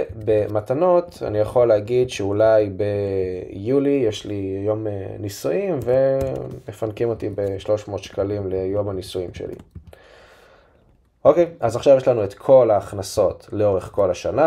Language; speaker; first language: Hebrew; native; Hebrew